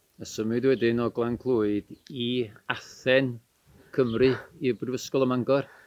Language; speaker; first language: Welsh; native; Welsh